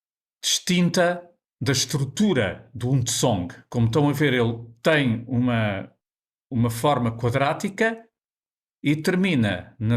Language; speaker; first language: Portuguese; native; Portuguese